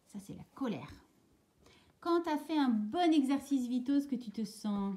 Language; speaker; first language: French; native; French